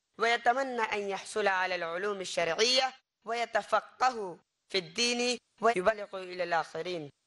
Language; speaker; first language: Arabic; non-native, fluent; Bangla